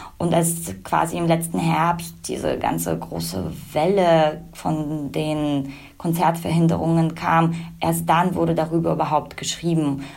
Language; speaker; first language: German; early bilingual, other home language; Russian